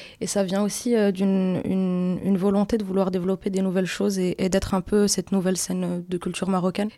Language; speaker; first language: French; non-native, local second language; Arabic